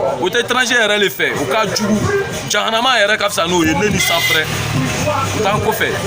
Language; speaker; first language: French; non-native, local second language; Bambara